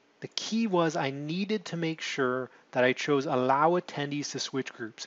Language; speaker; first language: English; native; English